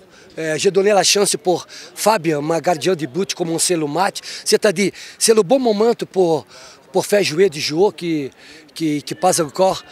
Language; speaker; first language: French; non-native, fluent; Portuguese